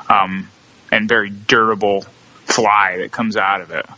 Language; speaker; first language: English; native; English